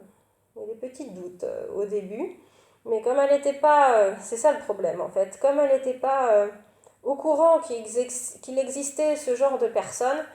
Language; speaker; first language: French; native; French